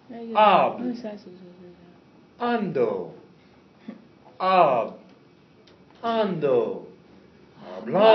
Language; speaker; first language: Spanish; non-native, fluent; English